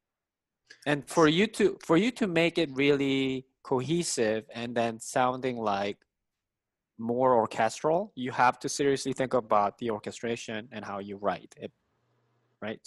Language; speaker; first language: English; non-native, fluent; Korean